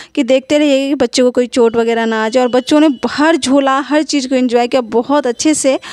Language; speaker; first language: Hindi; native; Hindi